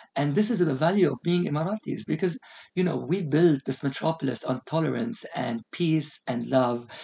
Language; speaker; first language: English; non-native, fluent; Arabic